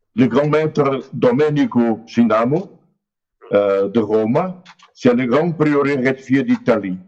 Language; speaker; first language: French; non-native, learner; Portuguese